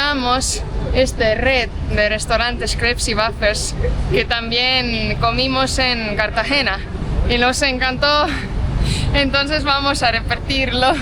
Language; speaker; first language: Spanish; non-native, fluent; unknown